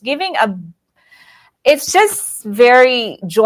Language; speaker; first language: English; non-native, local second language; Iloko